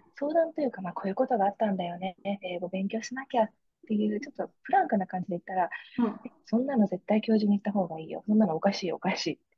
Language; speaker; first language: Japanese; native; Japanese